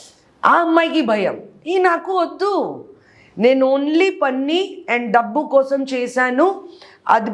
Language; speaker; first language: Telugu; non-native, learner; Hindi